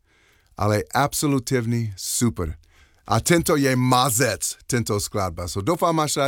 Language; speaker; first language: Czech; non-native, learner; English